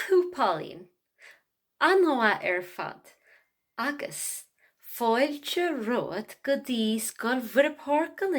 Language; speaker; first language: Irish; non-native, local second language; English